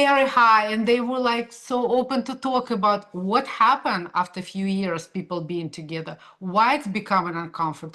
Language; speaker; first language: English; non-native, fluent; Russian